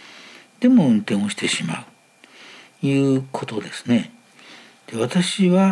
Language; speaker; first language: Japanese; native; Japanese